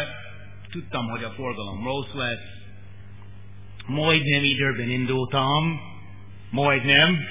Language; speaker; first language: Hungarian; non-native, learner; English